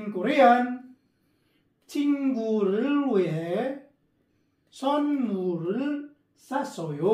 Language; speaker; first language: Korean; non-native, fluent; Filipino